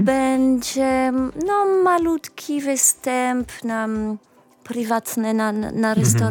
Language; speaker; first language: Polish; non-native, learner; French